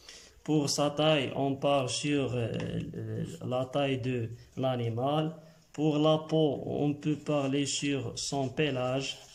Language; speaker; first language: French; non-native, local second language; Arabic